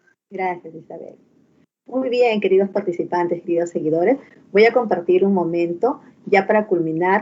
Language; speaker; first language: Spanish; native; Spanish